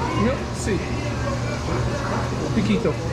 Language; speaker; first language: Spanish; non-native, learner; English